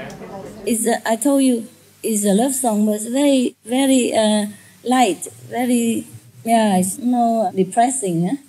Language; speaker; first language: English; non-native, fluent; Vietnamese